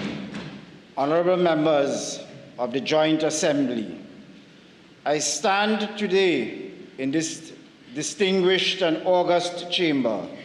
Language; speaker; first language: English; native; English